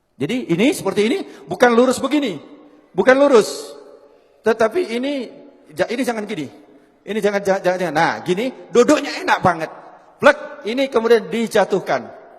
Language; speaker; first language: Indonesian; non-native, local second language; Javanese